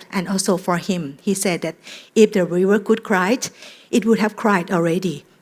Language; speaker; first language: English; non-native, fluent; Thai